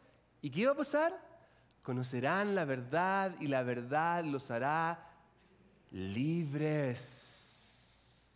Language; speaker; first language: Spanish; native; Spanish